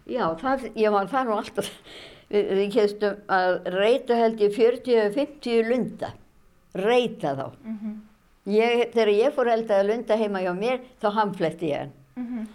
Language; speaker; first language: Icelandic; native; Icelandic